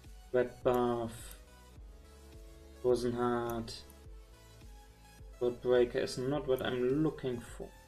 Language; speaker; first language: English; non-native, fluent; German